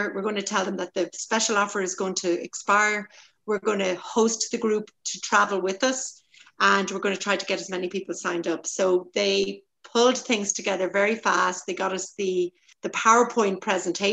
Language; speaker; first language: English; native; English